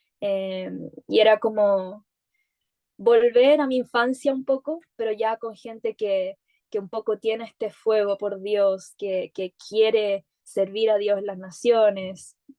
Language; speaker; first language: Spanish; native; Spanish